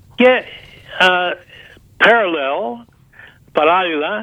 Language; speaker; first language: Greek; early bilingual, heritage; Greek